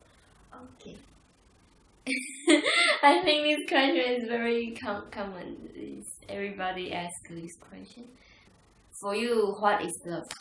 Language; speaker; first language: English; non-native, learner; Chinese